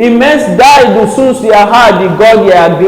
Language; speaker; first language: Swedish; non-native, learner; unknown